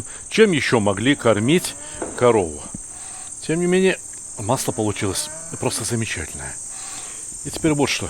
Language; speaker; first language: Russian; native; Russian